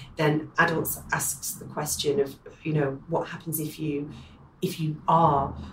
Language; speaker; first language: English; native; English